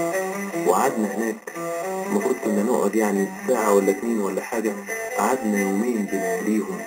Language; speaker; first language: Arabic; native; Arabic